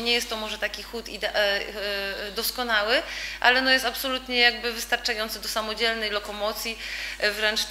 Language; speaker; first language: Polish; native; Polish